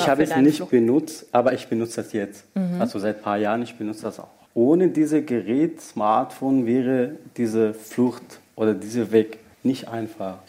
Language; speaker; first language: German; non-native, fluent; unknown